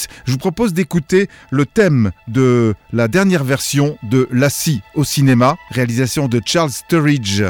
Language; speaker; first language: French; native; French